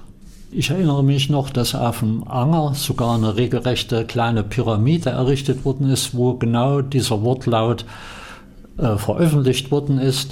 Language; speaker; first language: German; native; German